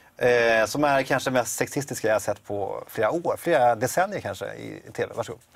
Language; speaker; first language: Swedish; native; Swedish